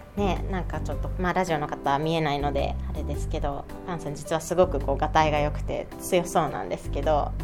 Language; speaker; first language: Japanese; native; Japanese